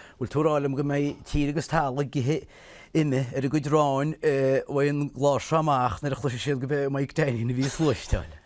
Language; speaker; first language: Irish; native; Irish